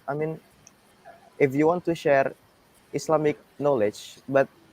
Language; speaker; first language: English; non-native, learner; Indonesian